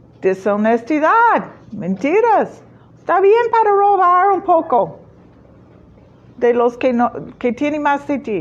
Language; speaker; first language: Spanish; non-native, fluent; English